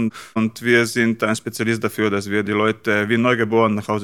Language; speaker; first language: German; non-native, fluent; Slovenian